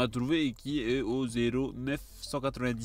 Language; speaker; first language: French; native; French